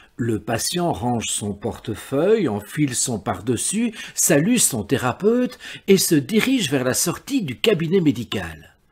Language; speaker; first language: French; native; French